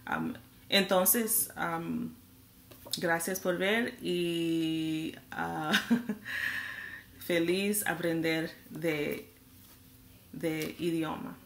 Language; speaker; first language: Spanish; non-native, learner; English